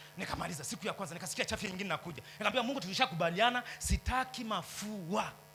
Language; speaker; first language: Swahili; native; Swahili